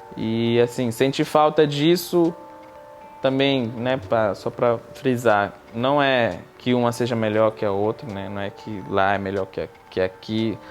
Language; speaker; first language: Portuguese; non-native, local second language; Kabuverdianu